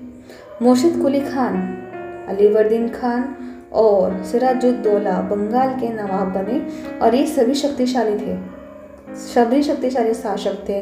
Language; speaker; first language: Hindi; native; Hindi